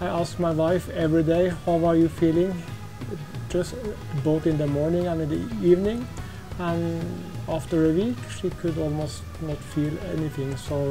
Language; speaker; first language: English; non-native, fluent; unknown